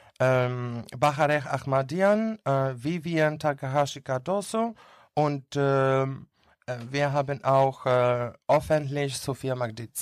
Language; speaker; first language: German; non-native, learner; Greek